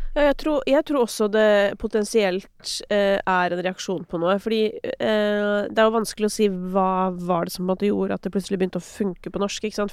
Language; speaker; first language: Norwegian; native; Norwegian